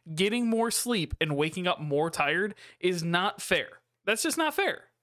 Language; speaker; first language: English; native; English